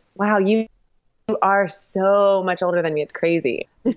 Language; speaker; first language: English; native; English